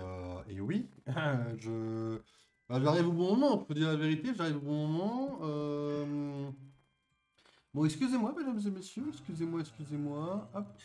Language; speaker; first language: French; native; French